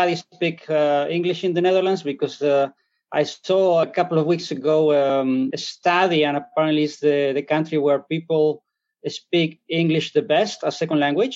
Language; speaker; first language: English; non-native, fluent; Spanish